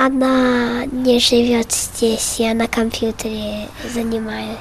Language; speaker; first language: Russian; early bilingual, heritage; Russian